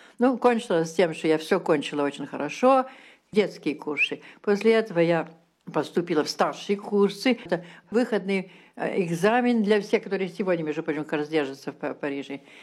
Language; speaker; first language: Russian; early bilingual, heritage; Russian